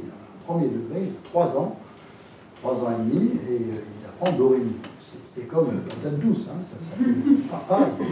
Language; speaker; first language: French; native; French